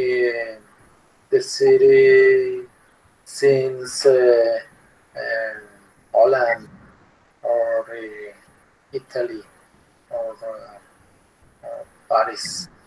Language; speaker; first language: English; non-native, learner; Spanish